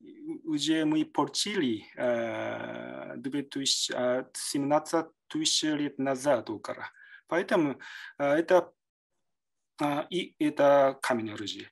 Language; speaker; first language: Russian; non-native, learner; Japanese